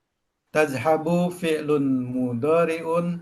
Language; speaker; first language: Arabic; non-native, learner; Indonesian